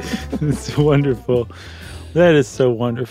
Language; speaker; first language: English; native; English